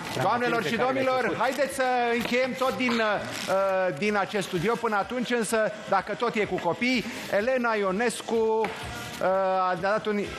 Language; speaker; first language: Romanian; native; Romanian